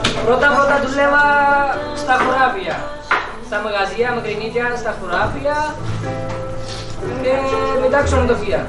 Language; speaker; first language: Greek; non-native, learner; Bangla